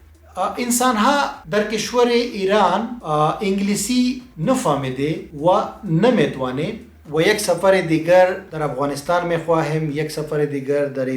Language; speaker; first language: Persian; non-native, learner; Pashto